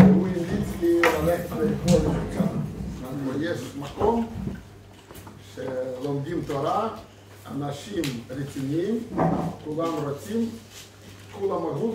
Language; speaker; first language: Hebrew; non-native, fluent; Russian